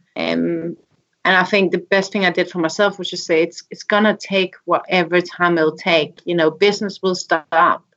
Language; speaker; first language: English; non-native, fluent; Danish